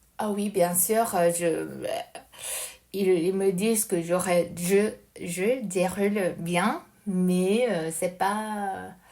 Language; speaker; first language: French; non-native, learner; Japanese